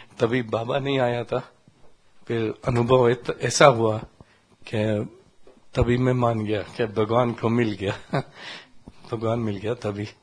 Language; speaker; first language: Hindi; non-native, learner; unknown